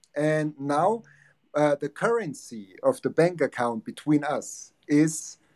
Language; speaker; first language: English; non-native, fluent; German